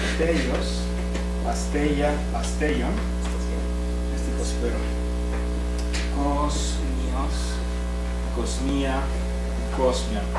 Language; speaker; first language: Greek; non-native, fluent; Spanish